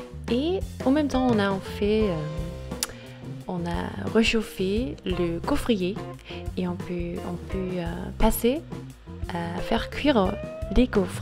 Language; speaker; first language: French; non-native, fluent; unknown